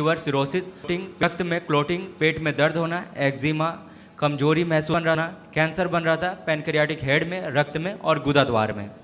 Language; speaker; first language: Hindi; native; Hindi